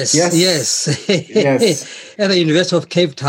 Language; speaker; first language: English; non-native, local second language; Xhosa